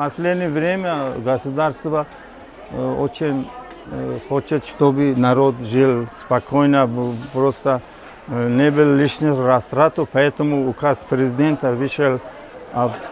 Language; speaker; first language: Russian; non-native, local second language; Tajik